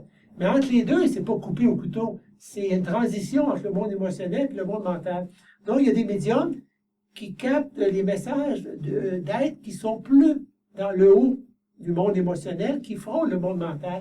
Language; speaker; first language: French; native; French